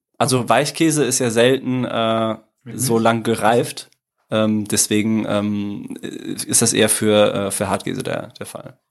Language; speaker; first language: German; early bilingual, other home language; Italian